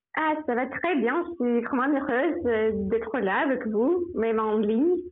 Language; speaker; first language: French; non-native, fluent; Russian